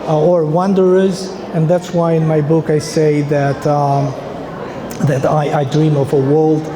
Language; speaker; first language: English; non-native, fluent; Albanian